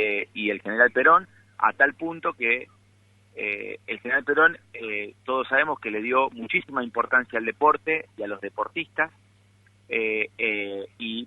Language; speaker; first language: Spanish; native; Spanish